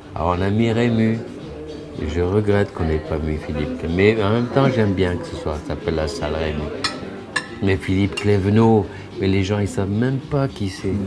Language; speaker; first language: French; early bilingual, other home language; Spanish